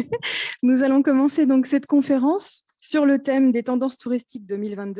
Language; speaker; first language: French; native; French